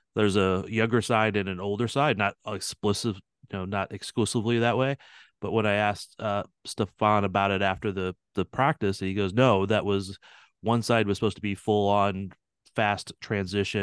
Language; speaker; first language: English; native; English